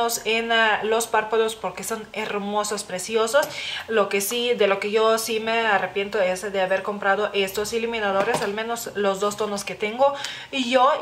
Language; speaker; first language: Spanish; non-native, fluent; Lithuanian